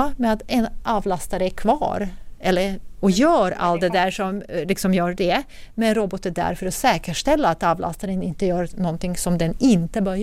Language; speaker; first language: Swedish; non-native, fluent; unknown